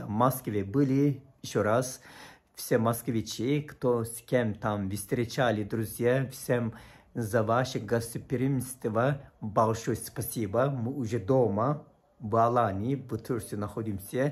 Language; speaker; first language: Russian; non-native, fluent; Turkish